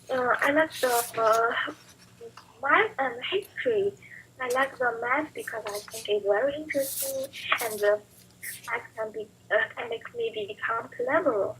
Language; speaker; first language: English; non-native, learner; Chinese